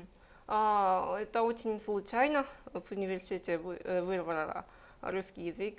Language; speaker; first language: Russian; non-native, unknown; Japanese